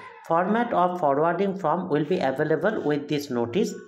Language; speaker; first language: English; non-native, local second language; Bangla